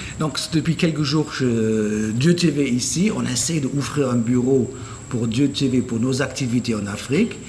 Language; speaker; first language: French; non-native, fluent; German